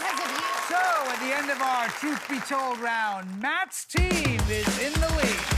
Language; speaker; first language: English; native; English